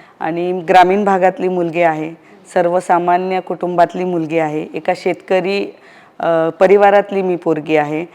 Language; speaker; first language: Marathi; native; Marathi